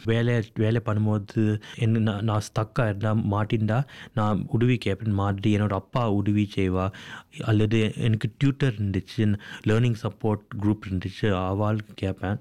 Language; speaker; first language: Tamil; early bilingual, heritage; Tamil